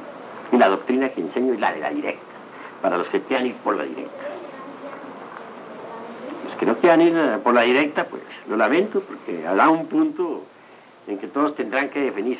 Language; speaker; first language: Spanish; native; Spanish